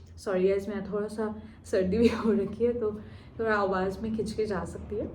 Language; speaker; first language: Hindi; non-native, local second language; Assamese